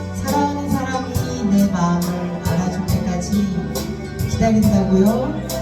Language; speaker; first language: Korean; native; Korean